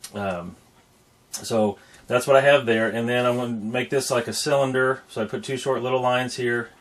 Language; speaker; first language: English; native; English